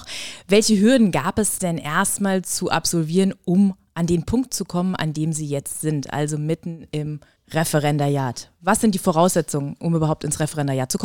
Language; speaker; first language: German; native; German